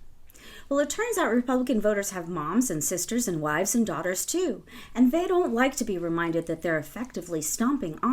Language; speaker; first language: English; native; English